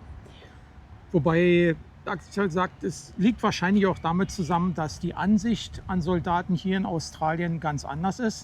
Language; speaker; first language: German; native; German